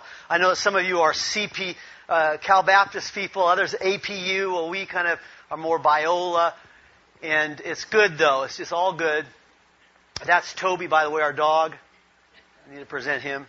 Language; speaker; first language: English; native; English